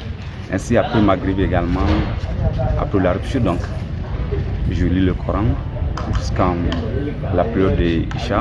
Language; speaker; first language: French; non-native, local second language; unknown